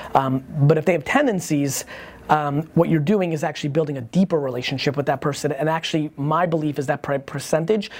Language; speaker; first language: English; early bilingual, other home language; Russian